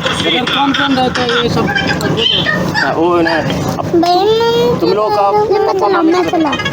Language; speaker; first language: Hindi; non-native, learner; Tamil